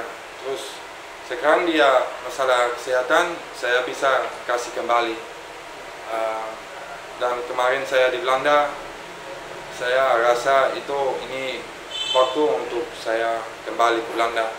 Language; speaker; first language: Indonesian; non-native, fluent; Dutch